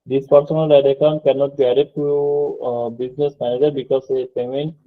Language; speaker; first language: English; non-native, local second language; Bangla